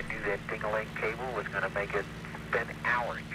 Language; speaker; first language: English; native; English